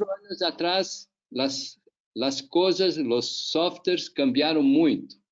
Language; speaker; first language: Spanish; non-native, learner; Portuguese